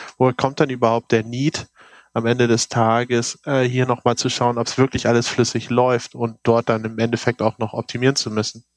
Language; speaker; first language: German; native; German